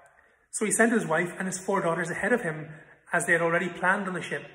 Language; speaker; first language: English; native; English